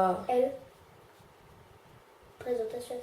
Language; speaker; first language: French; native; French